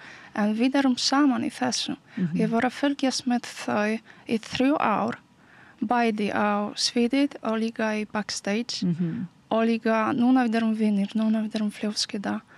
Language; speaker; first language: Icelandic; non-native, learner; Polish